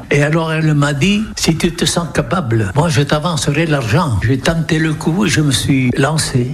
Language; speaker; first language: French; non-native, local second language; Occitan